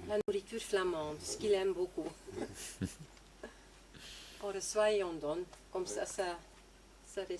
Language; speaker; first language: French; non-native, local second language; Dutch